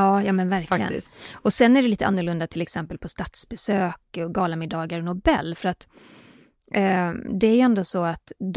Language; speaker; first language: Swedish; native; Swedish